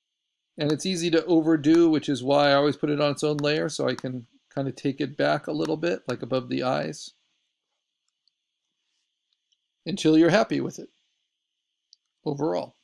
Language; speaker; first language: English; native; English